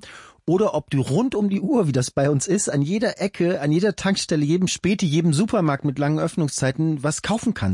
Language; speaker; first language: German; native; German